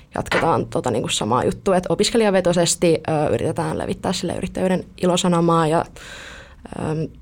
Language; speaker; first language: Finnish; early bilingual, other home language; Italian